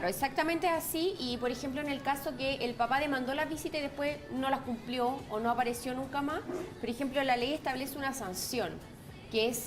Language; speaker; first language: Spanish; native; Spanish